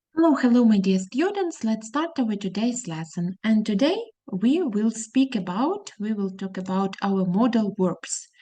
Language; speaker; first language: English; non-native, fluent; Ukrainian